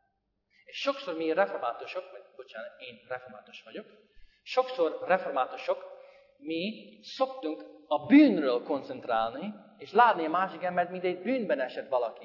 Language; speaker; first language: Hungarian; non-native, fluent; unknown